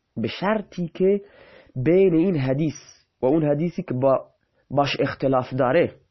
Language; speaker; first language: Persian; non-native, local second language; Baluchi